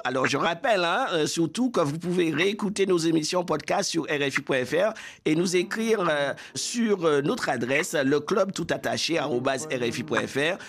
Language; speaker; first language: French; native; French